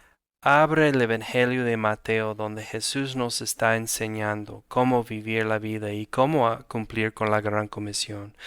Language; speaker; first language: Spanish; non-native, fluent; English